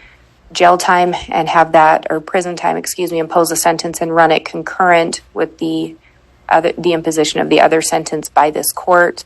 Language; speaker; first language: English; native; English